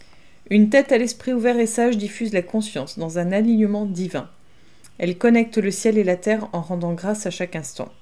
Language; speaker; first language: French; native; French